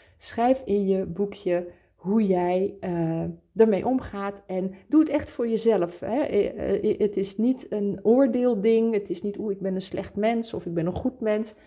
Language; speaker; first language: Dutch; early bilingual, heritage; Dutch